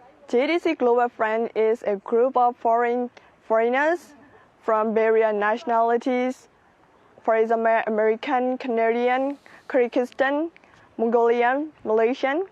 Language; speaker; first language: English; non-native, fluent; Burmese